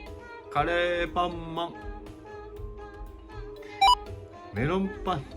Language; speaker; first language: Japanese; native; Japanese